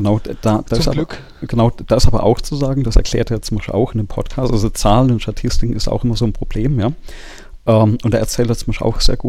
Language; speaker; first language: German; native; German